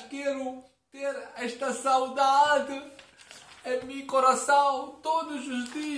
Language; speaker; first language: Portuguese; non-native, learner; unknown